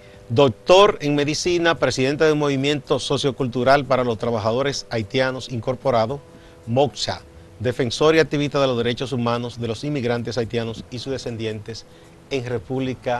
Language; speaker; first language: Spanish; native; Spanish